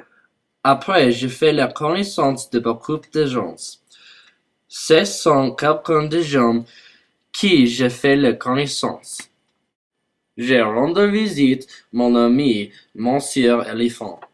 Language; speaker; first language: French; non-native, learner; English